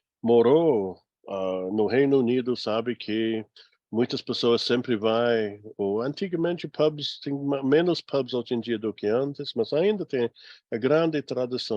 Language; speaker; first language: Portuguese; non-native, fluent; English